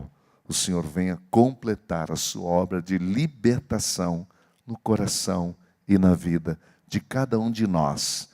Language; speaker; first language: Portuguese; native; Portuguese